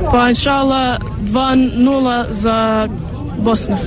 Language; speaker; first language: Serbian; early bilingual, heritage; Serbian